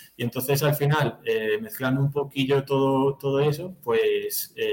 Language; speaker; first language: Spanish; native; Spanish